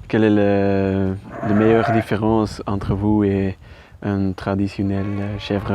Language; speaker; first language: French; non-native, learner; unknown